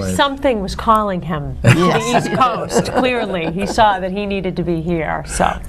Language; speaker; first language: English; native; English